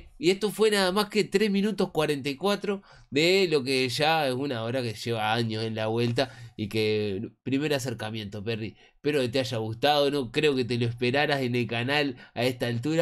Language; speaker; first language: Spanish; native; Spanish